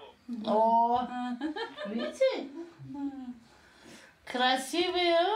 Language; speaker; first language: Russian; non-native, learner; Tajik